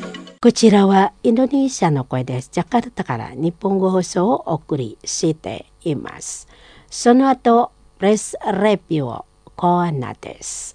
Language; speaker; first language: Japanese; non-native, fluent; Indonesian